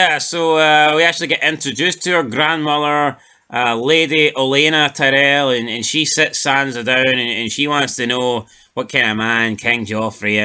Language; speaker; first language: English; native; English